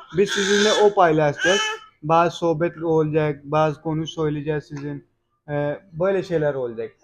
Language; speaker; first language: Turkish; non-native, learner; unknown